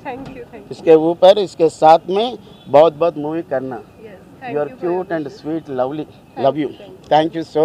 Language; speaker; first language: Telugu; native; Telugu